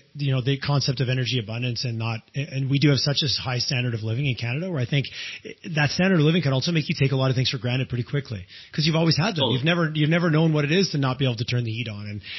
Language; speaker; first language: English; native; English